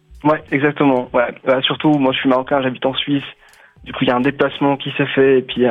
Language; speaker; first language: French; non-native, local second language; Arabic